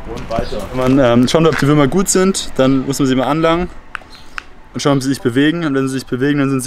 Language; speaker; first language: German; native; German